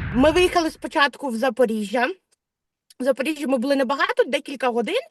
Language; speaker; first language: Ukrainian; non-native, local second language; Russian